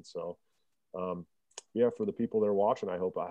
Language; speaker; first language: English; native; English